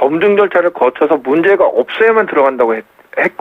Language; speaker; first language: Korean; native; Korean